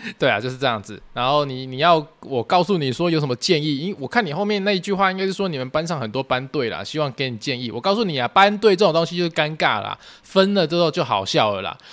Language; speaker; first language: Chinese; native; Chinese